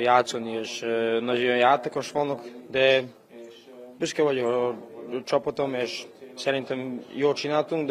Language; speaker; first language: Hungarian; non-native, fluent; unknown